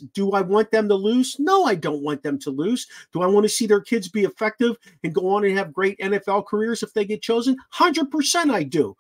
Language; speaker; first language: English; native; English